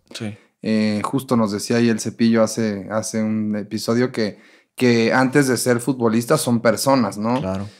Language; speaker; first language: Spanish; native; Spanish